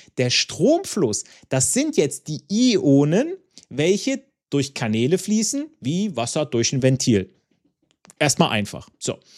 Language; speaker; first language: German; non-native, fluent; Italian